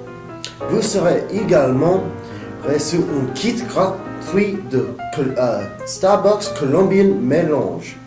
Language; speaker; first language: French; non-native, learner; English